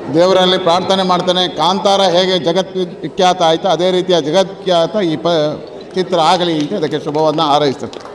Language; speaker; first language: Kannada; native; Kannada